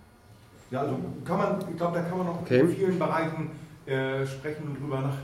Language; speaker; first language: German; native; German